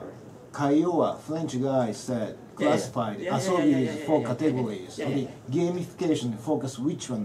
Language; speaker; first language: English; non-native, learner; Japanese